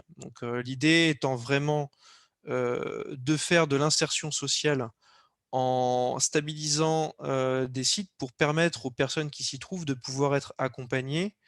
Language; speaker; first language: French; native; French